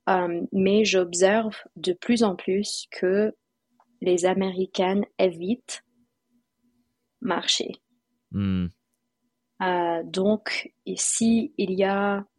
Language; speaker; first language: French; non-native, fluent; English